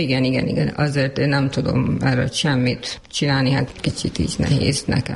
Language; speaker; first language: Hungarian; non-native, learner; Urdu